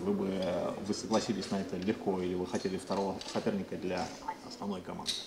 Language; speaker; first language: Russian; native; Russian